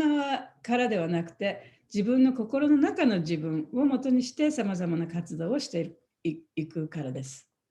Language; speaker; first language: Japanese; native; Japanese